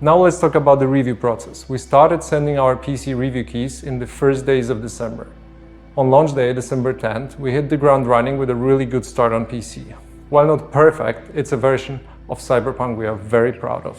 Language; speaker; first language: English; non-native, fluent; Polish